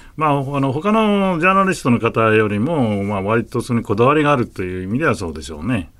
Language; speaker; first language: Japanese; native; Japanese